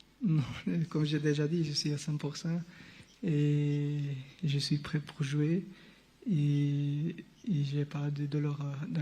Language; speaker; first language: French; non-native, local second language; Portuguese